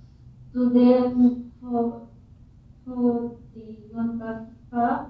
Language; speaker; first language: German; non-native, learner; English